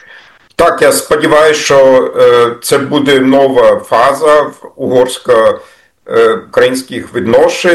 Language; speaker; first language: Ukrainian; non-native, fluent; German